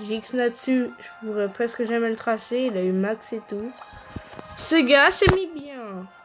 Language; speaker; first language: French; native; French